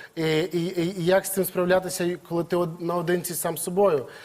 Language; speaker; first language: Ukrainian; native; Ukrainian